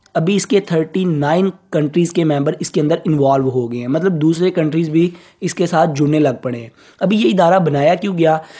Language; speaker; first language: Urdu; native; Urdu